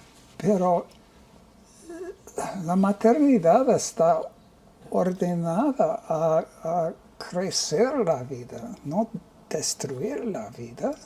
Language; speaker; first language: Spanish; non-native, learner; English